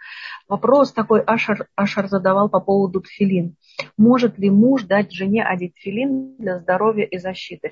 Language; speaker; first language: Russian; native; Russian